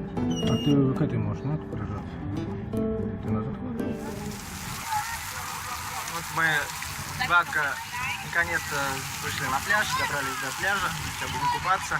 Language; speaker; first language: Russian; native; Russian